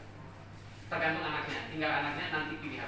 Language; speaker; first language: Indonesian; native; Indonesian